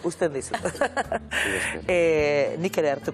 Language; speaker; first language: Basque; native; Basque